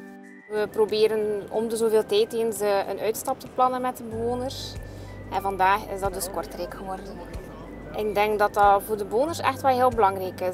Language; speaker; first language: Dutch; native; Dutch